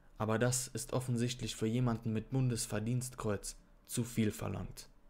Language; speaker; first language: German; non-native, fluent; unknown